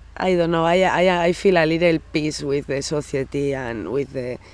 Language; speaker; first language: English; non-native, learner; Spanish